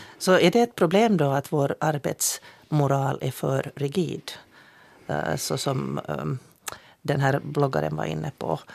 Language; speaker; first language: Swedish; native; Swedish